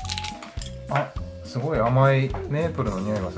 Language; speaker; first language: Japanese; native; Japanese